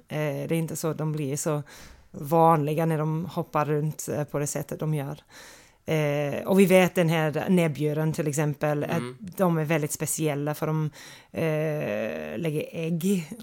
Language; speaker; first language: Swedish; non-native, fluent; English